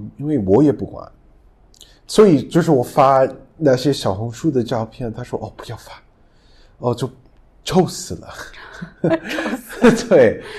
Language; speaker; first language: Chinese; non-native, fluent; English